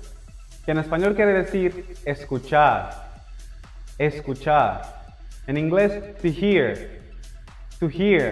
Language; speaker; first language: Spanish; non-native, fluent; Portuguese